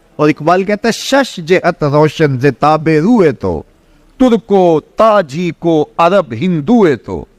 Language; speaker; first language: Urdu; non-native, local second language; Punjabi